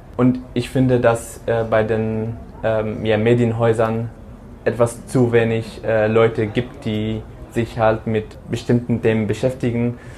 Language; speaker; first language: German; early bilingual, other home language; Arabic